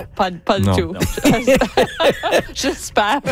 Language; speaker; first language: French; non-native, learner; English